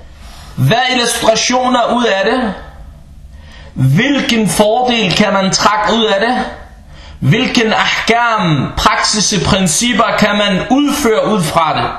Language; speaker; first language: Danish; early bilingual, other home language; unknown